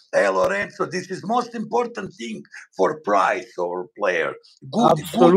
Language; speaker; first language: English; non-native, learner; Bosnian